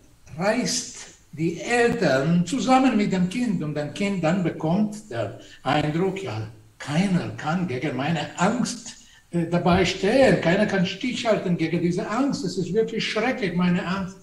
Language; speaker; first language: German; non-native, fluent; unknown